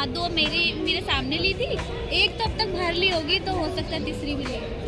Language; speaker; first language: Hindi; native; Hindi